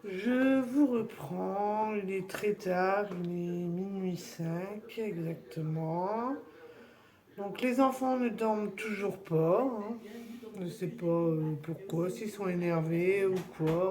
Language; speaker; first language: French; native; French